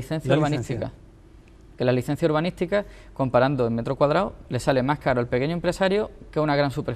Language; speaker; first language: Spanish; native; Spanish